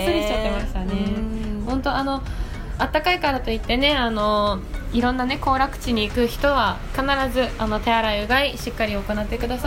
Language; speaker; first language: Japanese; native; Japanese